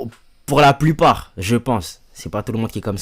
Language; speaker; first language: French; native; French